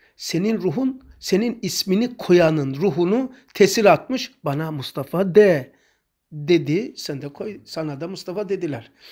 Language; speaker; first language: Turkish; native; Turkish